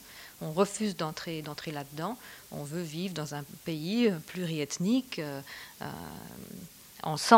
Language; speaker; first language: French; native; French